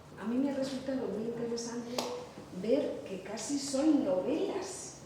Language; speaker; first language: Spanish; native; Spanish